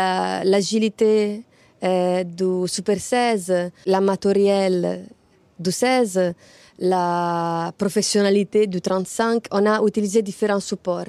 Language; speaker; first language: French; non-native, fluent; Italian